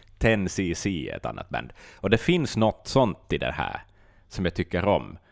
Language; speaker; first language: Swedish; native; Swedish